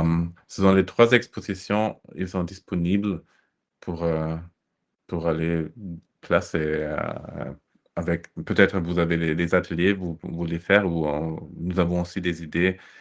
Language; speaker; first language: French; non-native, fluent; German